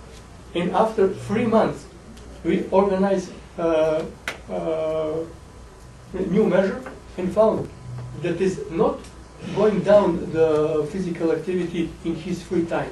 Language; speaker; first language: English; non-native, fluent; Serbian